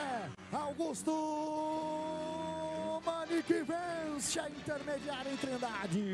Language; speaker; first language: Portuguese; native; Portuguese